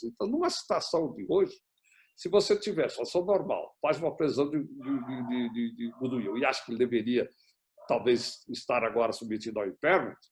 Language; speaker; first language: Portuguese; native; Portuguese